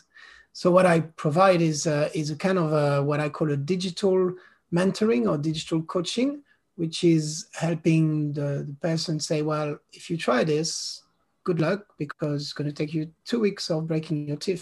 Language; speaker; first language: English; non-native, fluent; French